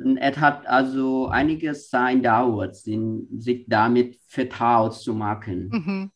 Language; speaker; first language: German; non-native, learner; Vietnamese